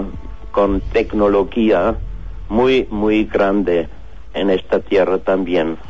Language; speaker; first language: Spanish; non-native, learner; German